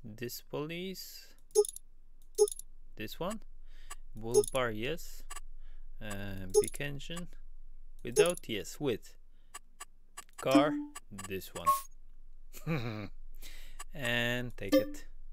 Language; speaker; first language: English; non-native, fluent; Polish